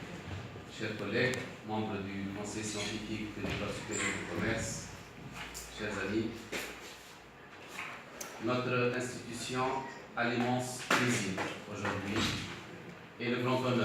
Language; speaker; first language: French; non-native, local second language; Arabic